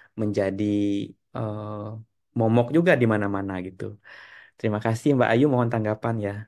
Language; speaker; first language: Indonesian; native; Indonesian